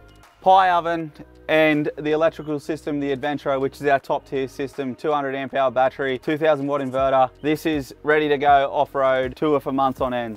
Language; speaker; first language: English; native; English